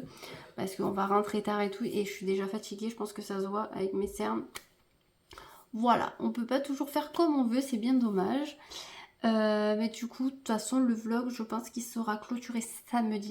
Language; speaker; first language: French; native; French